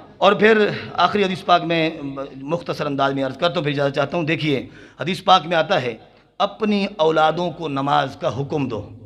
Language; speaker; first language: Urdu; non-native, local second language; Punjabi